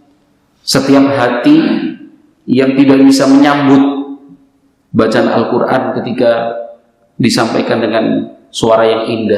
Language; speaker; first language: Indonesian; native; Indonesian